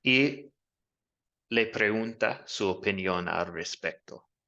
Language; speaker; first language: Spanish; non-native, fluent; English